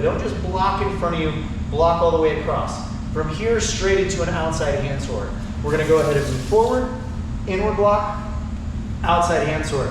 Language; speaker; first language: English; native; English